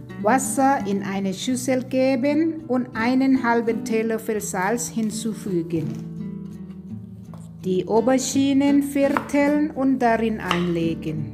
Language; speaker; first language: German; non-native, fluent; Thai